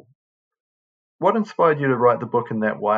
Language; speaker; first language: English; native; English